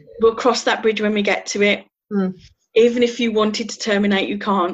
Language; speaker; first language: English; native; English